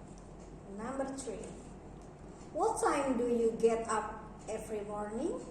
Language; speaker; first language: English; non-native, learner; Indonesian